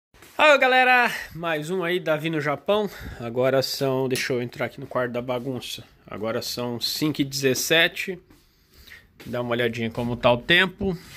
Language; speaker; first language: Portuguese; native; Portuguese